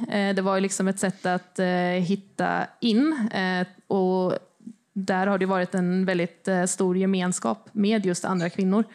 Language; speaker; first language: Swedish; native; Swedish